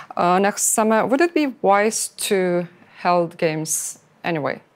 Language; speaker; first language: English; non-native, fluent; Lithuanian